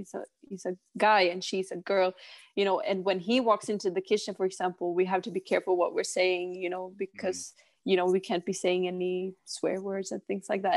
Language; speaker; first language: English; non-native, fluent; Swedish